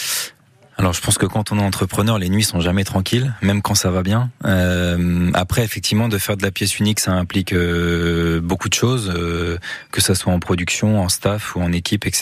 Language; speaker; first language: French; native; French